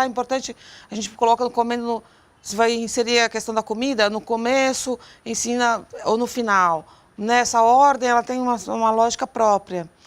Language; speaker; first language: Portuguese; native; Portuguese